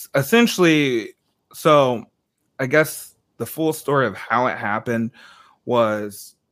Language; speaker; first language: English; native; English